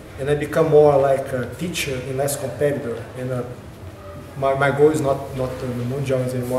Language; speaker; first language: English; non-native, learner; Portuguese